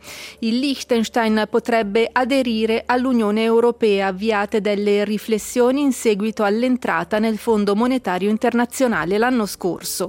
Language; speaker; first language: Italian; native; Italian